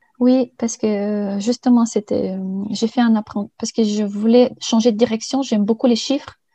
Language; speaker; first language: French; non-native, fluent; Bulgarian